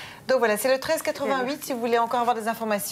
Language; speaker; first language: French; native; French